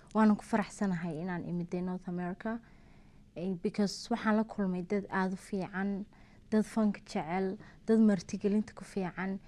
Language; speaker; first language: Somali; early bilingual, heritage; Somali